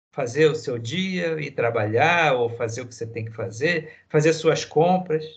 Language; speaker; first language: Portuguese; native; Portuguese